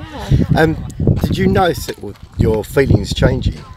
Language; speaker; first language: English; native; English